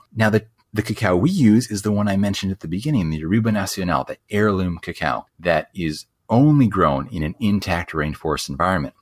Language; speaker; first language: English; native; English